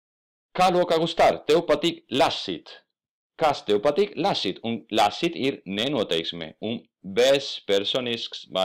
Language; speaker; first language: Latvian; non-native, fluent; Spanish